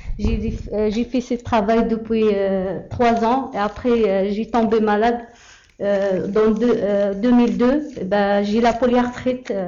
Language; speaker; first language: French; non-native, local second language; Arabic